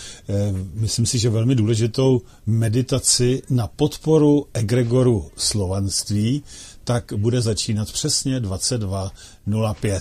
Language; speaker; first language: Czech; native; Czech